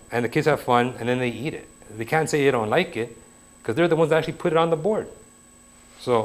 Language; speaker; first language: English; native; English